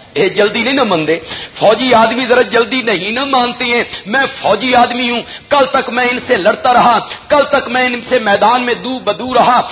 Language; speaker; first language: Urdu; non-native, local second language; Punjabi